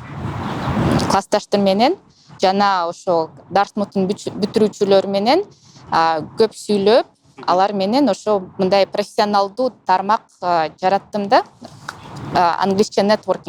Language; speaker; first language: Kyrgyz; non-native, local second language; Russian